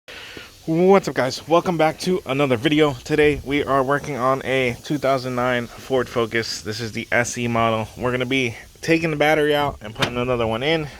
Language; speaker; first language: English; native; English